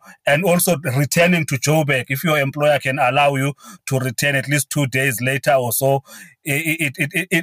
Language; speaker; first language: English; non-native, local second language; Xhosa